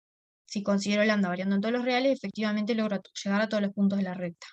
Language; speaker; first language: Spanish; native; Spanish